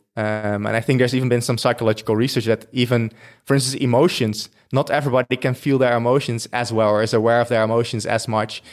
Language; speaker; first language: English; non-native, fluent; Dutch